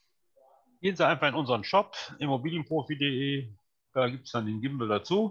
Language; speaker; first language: German; native; German